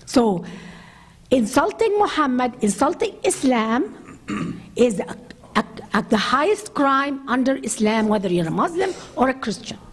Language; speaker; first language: English; non-native, fluent; Arabic